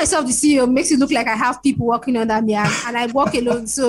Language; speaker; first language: English; non-native, local second language; Igbo